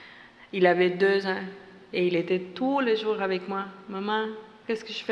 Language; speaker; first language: French; non-native, fluent; Spanish